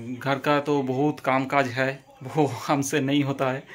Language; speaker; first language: Hindi; non-native, local second language; Bangla